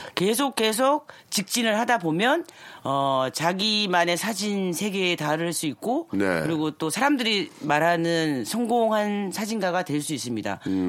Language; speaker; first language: Korean; native; Korean